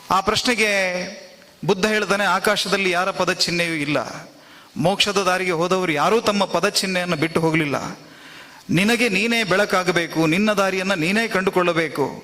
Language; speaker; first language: Kannada; non-native, local second language; Tulu